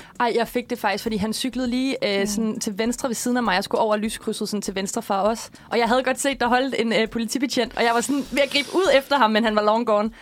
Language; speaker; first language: Danish; native; Danish